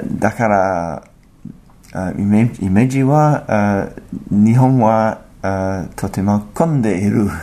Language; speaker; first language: Japanese; non-native, learner; English